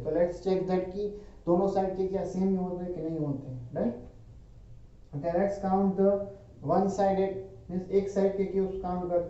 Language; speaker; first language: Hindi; non-native, local second language; Gujarati